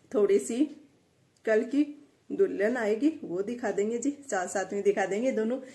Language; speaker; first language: Hindi; native; Hindi